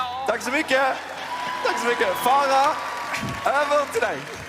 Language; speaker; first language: Swedish; native; Swedish